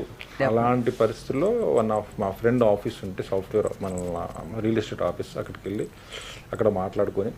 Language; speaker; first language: Telugu; native; Telugu